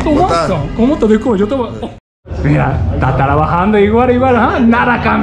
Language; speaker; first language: Spanish; non-native, learner; Japanese